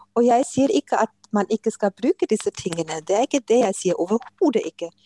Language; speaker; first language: Norwegian; non-native, fluent; German